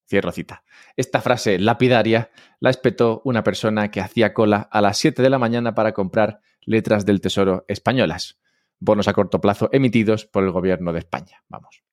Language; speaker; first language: Spanish; native; Spanish